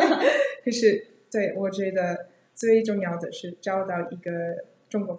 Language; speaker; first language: Chinese; non-native, learner; English